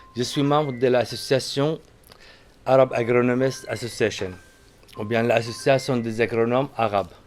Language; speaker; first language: French; non-native, fluent; Arabic